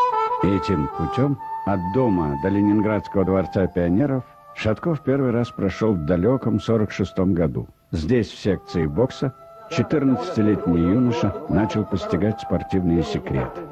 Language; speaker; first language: Russian; native; Russian